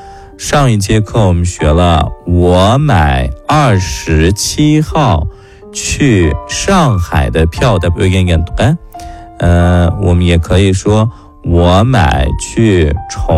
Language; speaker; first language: Chinese; non-native, local second language; Uyghur